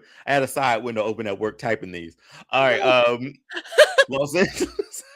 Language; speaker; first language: English; native; English